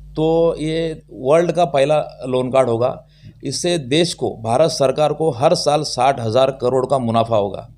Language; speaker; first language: Hindi; non-native, local second language; Telugu